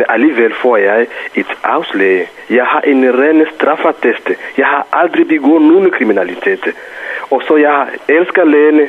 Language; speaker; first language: Danish; non-native, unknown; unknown